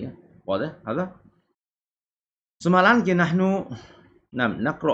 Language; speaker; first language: Arabic; non-native, fluent; Malay